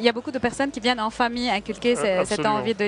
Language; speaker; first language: French; non-native, local second language; Arabic